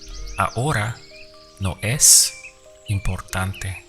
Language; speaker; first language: Spanish; non-native, fluent; English